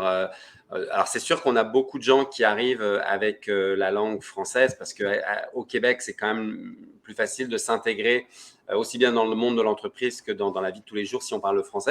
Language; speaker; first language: French; native; French